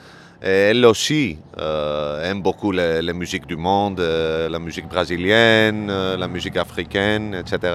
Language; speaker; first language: French; non-native, learner; Greek